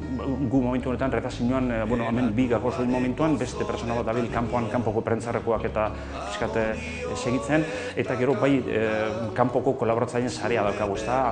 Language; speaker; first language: Basque; native; Basque